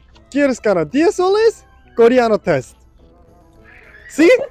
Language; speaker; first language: Spanish; non-native, learner; Korean